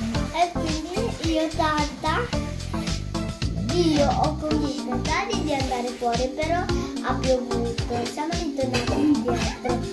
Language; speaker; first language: Italian; early bilingual, other home language; Filipino